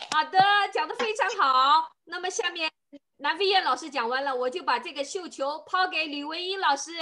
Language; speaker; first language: Chinese; native; Chinese